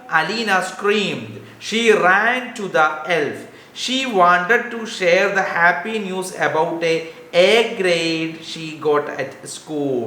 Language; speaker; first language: English; non-native, local second language; Malayalam